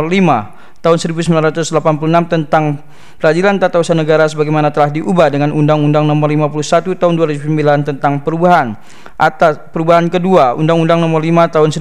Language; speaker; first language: Indonesian; native; Indonesian